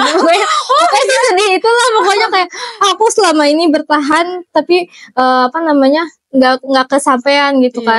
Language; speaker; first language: Indonesian; native; Indonesian